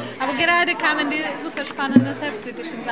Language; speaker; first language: German; native; German